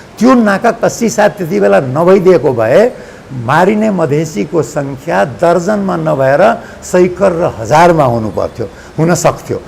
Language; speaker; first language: Nepali; non-native, local second language; Maithili